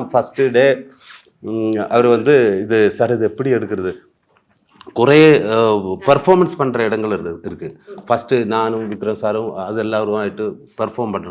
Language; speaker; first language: Tamil; non-native, learner; Malayalam